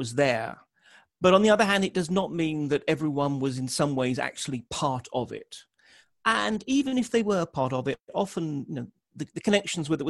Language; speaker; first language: English; native; English